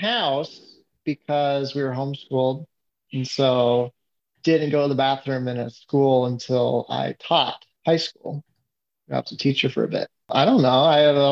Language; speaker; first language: English; native; English